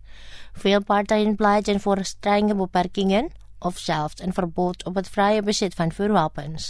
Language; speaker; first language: Dutch; non-native, fluent; Indonesian